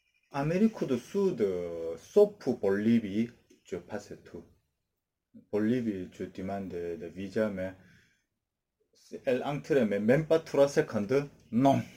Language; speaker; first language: French; non-native, learner; Korean